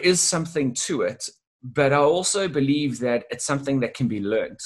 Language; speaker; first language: English; native; English